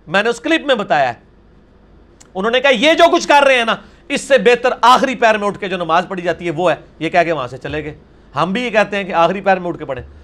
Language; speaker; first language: Urdu; non-native, local second language; Punjabi